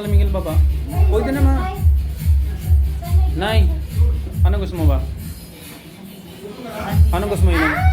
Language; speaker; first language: Filipino; non-native, learner; Hindi